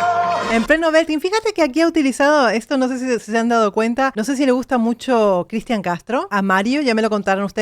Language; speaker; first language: Spanish; native; Spanish